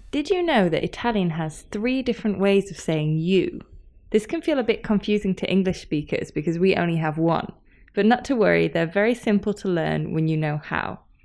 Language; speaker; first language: English; native; English